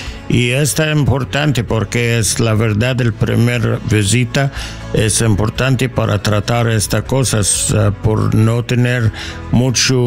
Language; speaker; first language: Spanish; non-native, learner; English